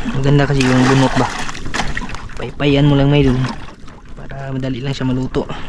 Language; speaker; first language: Filipino; non-native, local second language; Cebuano